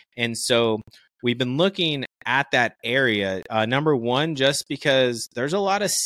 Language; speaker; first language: English; native; English